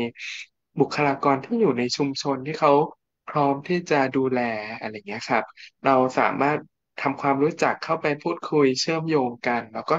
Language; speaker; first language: Thai; native; Thai